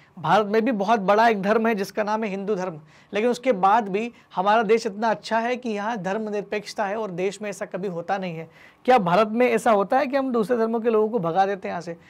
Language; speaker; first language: Hindi; native; Hindi